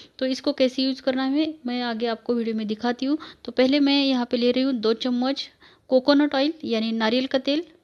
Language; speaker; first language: Hindi; non-native, local second language; Marathi